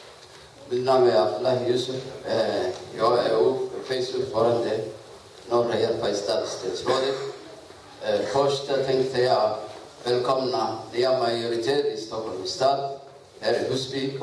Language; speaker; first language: Swedish; non-native, learner; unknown